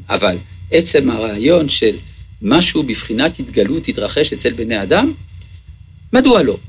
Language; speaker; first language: Hebrew; early bilingual, other home language; French